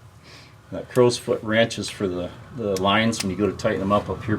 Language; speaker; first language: English; native; English